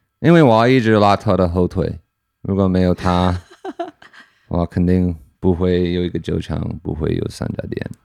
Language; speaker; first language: Chinese; non-native, fluent; English